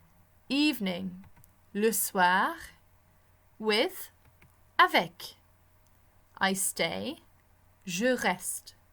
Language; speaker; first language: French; non-native, fluent; English